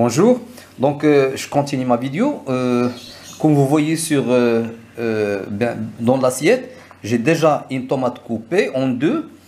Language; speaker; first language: French; non-native, local second language; Arabic